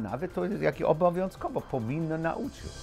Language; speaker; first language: Polish; non-native, learner; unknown